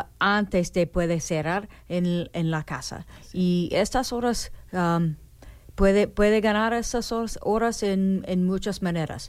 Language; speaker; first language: Spanish; non-native, learner; English